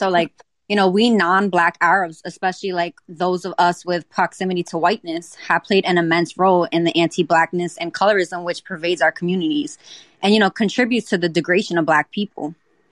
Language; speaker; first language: English; native; English